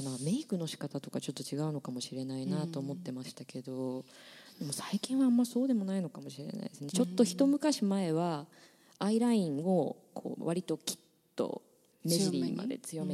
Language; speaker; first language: Japanese; native; Japanese